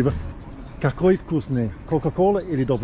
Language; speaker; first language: Russian; non-native, learner; English